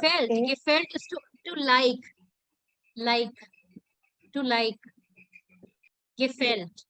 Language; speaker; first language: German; non-native, fluent; Hindi